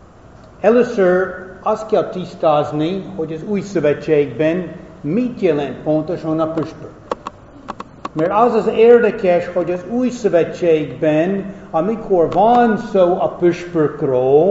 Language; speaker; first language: Hungarian; non-native, fluent; English